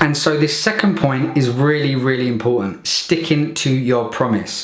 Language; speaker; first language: English; native; English